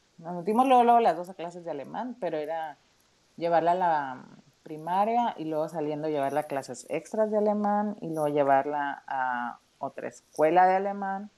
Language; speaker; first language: Spanish; native; Spanish